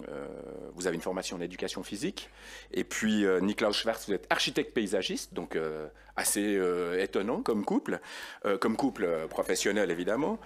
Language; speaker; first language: French; native; French